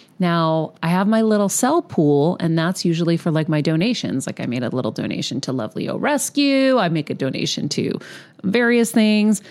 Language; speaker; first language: English; early bilingual, other home language; Greek